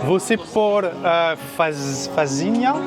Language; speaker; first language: Portuguese; non-native, learner; French